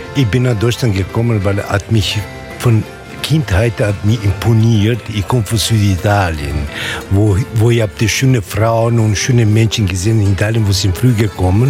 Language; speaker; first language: German; non-native, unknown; Italian